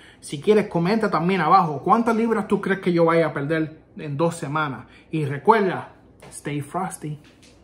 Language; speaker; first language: Spanish; native; Spanish